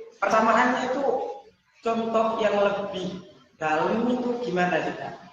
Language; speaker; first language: Indonesian; native; Indonesian